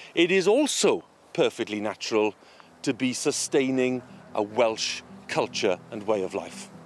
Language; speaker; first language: English; non-native, local second language; Welsh